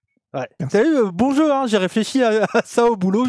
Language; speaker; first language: French; native; French